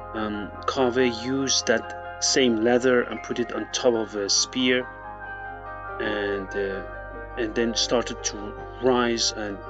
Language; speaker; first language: English; non-native, fluent; Persian